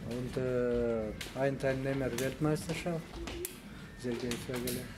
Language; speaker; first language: German; non-native, learner; Russian